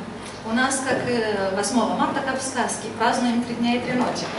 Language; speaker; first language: Polish; non-native, learner; Russian